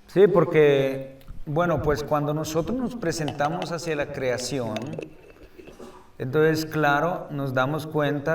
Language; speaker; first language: Spanish; native; Spanish